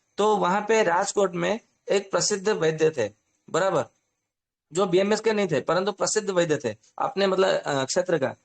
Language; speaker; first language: Hindi; non-native, local second language; Odia